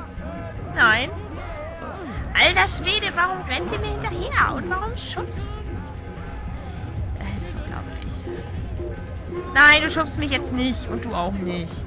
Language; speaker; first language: German; native; German